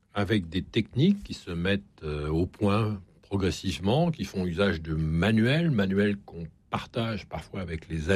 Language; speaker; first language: French; native; French